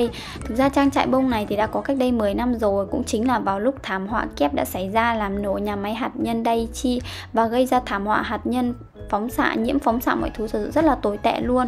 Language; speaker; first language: Vietnamese; native; Vietnamese